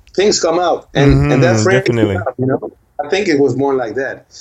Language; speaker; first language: English; early bilingual, heritage; Dutch